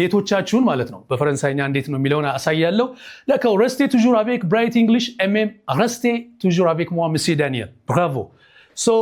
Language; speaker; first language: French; non-native, fluent; Amharic